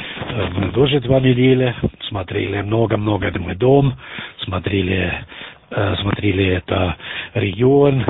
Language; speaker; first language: Russian; non-native, learner; German